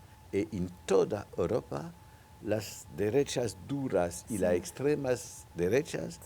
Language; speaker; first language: Spanish; non-native, local second language; French